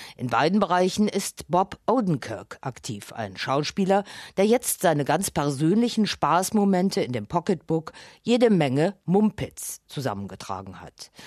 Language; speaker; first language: German; native; German